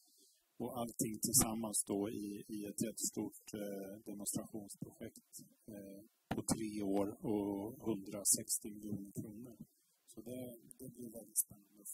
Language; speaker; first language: Swedish; native; Swedish